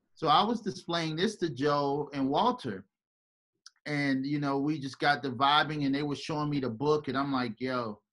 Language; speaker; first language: English; native; English